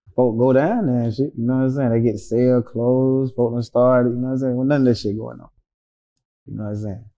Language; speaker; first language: English; native; English